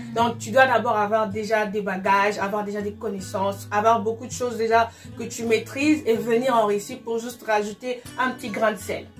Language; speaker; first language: French; non-native, local second language; Lingala